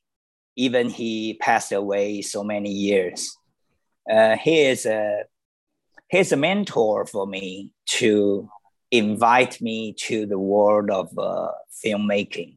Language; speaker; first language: English; non-native, learner; Chinese